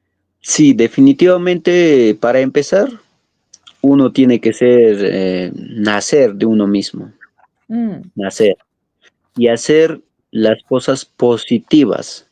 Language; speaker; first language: Spanish; non-native, local second language; Quechua